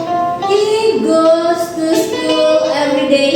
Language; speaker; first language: English; non-native, learner; Indonesian